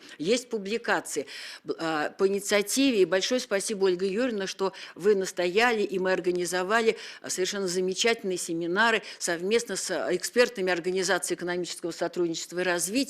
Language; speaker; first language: Russian; native; Russian